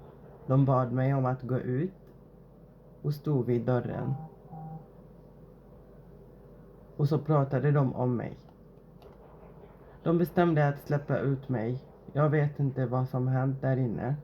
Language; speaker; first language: Swedish; non-native, fluent; Arabic